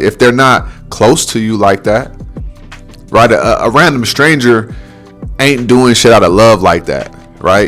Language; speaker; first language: English; native; English